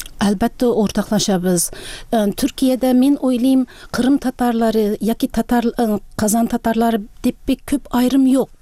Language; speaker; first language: Tatar; early bilingual, heritage; Tatar